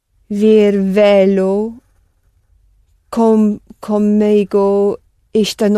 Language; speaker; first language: Portuguese; non-native, learner; English